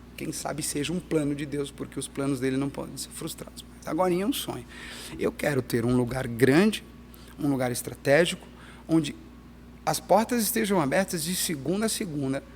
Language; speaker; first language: Portuguese; early bilingual, heritage; Portuguese